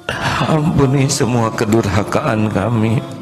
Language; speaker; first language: Indonesian; native; Indonesian